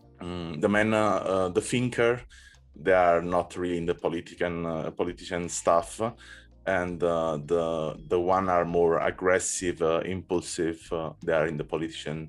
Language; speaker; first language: English; non-native, learner; Italian